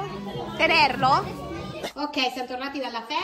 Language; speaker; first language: Italian; native; Italian